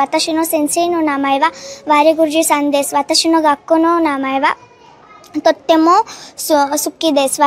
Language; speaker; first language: Japanese; non-native, learner; Marathi